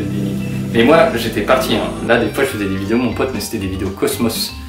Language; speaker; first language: French; native; French